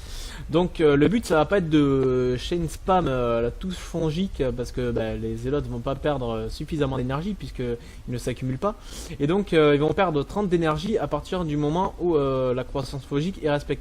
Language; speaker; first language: French; native; French